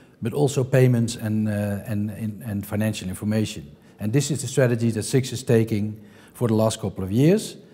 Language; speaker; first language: English; non-native, fluent; Dutch